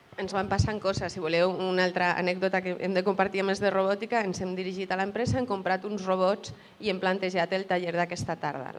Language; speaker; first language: Catalan; native; Catalan